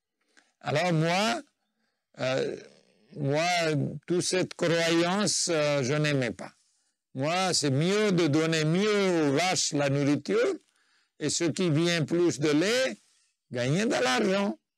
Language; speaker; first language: French; non-native, fluent; Nepali